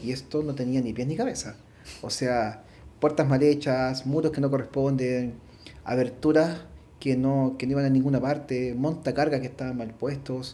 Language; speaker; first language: Spanish; native; Spanish